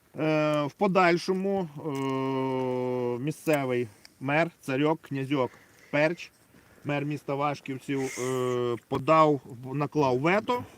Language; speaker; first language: Ukrainian; native; Ukrainian